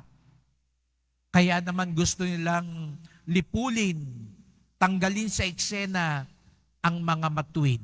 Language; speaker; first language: Filipino; native; Filipino